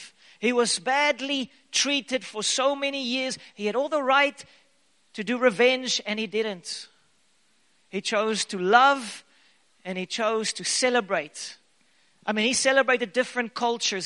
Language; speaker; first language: English; native; English